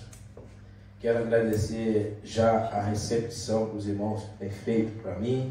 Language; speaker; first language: Portuguese; native; Portuguese